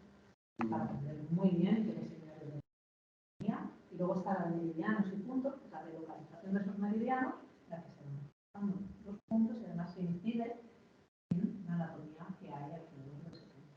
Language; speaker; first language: Spanish; native; Spanish